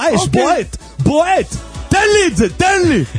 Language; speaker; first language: Hebrew; native; Hebrew